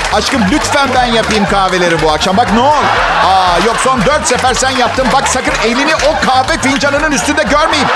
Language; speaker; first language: Turkish; non-native, fluent; Italian